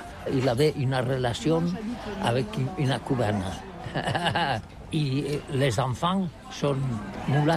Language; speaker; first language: French; non-native, learner; Catalan